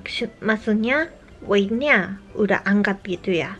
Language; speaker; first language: Indonesian; non-native, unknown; Japanese